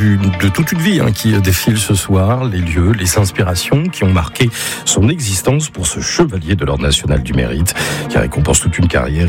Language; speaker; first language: French; native; French